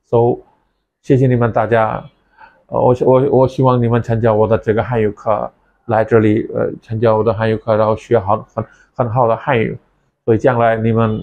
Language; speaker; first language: Chinese; non-native, fluent; Bangla